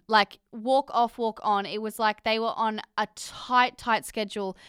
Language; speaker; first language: English; native; English